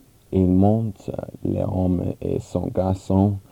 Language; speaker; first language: French; non-native, learner; English